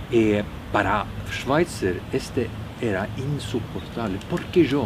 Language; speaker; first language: Spanish; non-native, fluent; Norwegian